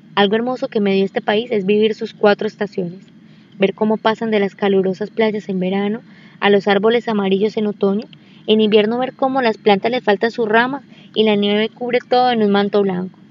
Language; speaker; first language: Spanish; native; Spanish